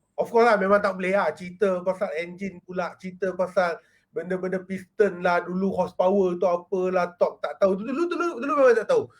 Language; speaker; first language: Malay; native; Malay